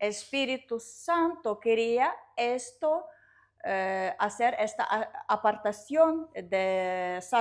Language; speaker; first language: Spanish; non-native, learner; Russian